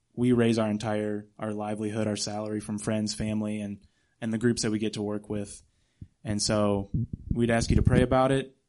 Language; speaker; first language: English; native; English